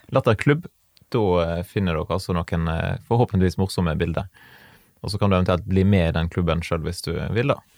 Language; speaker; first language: Norwegian; native; Norwegian